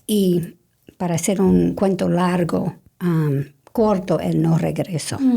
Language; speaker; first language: Spanish; non-native, fluent; English